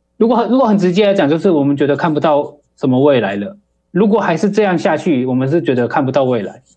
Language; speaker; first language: Chinese; early bilingual, heritage; Chinese